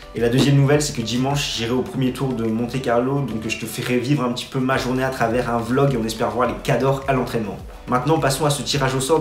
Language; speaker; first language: French; native; French